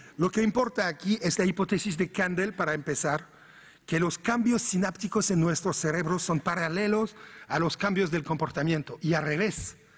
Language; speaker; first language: Spanish; non-native, fluent; French